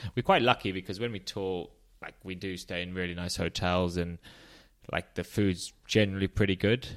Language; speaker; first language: English; native; English